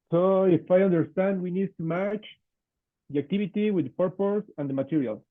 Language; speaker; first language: English; non-native, fluent; Spanish